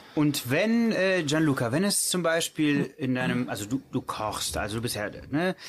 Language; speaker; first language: German; early bilingual, other home language; Italian